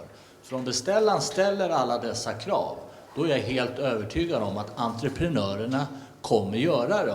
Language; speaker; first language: Swedish; native; Swedish